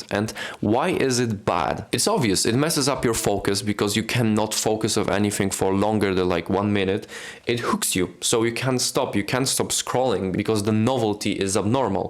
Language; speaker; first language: English; non-native, fluent; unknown